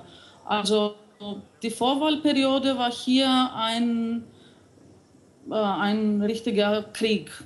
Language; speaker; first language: German; non-native, fluent; Greek